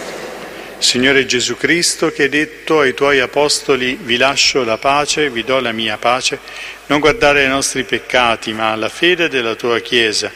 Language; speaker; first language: Italian; native; Italian